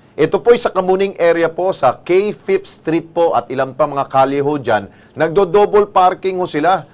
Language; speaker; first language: Filipino; native; Filipino